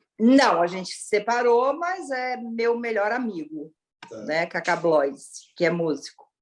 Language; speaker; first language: Portuguese; early bilingual, other home language; Italian